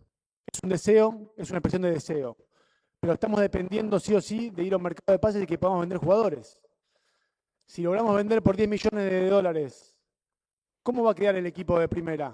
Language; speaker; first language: Spanish; native; Spanish